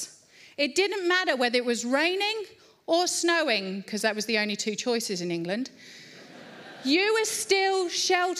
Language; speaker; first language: English; native; English